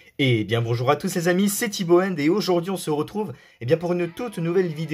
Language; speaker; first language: French; native; French